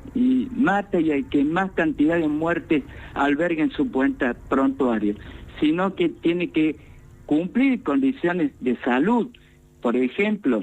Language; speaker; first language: Spanish; native; Spanish